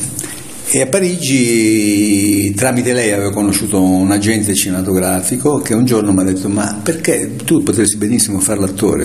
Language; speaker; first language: Italian; native; Italian